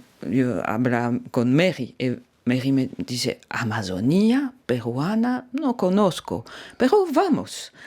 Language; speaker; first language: Spanish; non-native, fluent; French